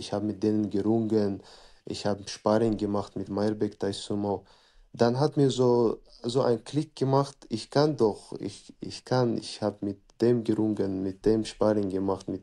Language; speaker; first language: German; non-native, fluent; Chechen